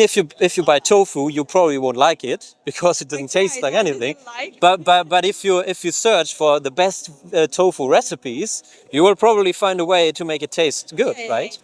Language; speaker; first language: English; non-native, fluent; German